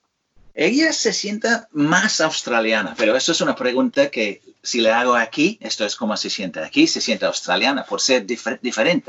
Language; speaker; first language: Spanish; non-native, fluent; English